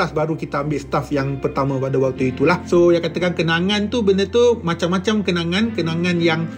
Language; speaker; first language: Malay; native; Malay